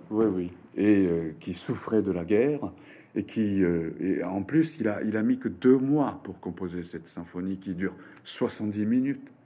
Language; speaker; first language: French; non-native, fluent; Japanese